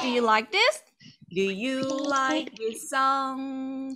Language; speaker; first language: English; non-native, fluent; Thai